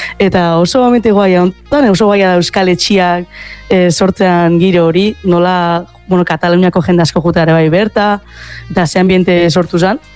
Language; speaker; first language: Basque; native; Basque